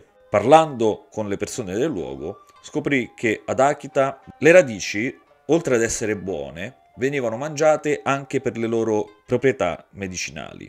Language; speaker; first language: Italian; native; Italian